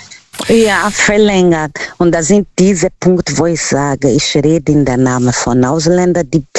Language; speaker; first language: German; non-native, learner; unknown